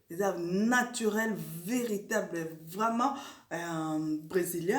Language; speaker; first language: French; non-native, local second language; Lingala